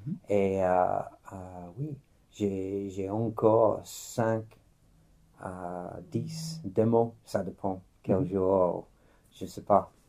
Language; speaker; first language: French; non-native, fluent; English